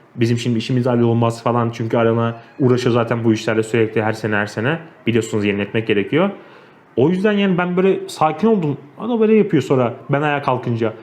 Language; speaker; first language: Turkish; native; Turkish